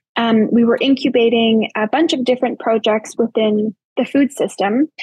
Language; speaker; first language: English; native; English